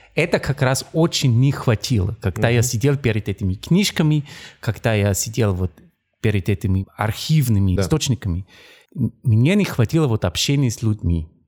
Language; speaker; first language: Russian; non-native, fluent; German